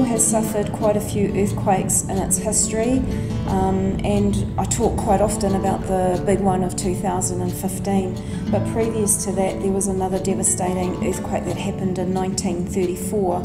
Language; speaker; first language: English; native; English